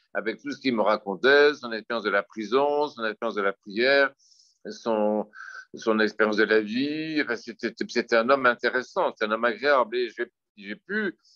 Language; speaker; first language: French; native; French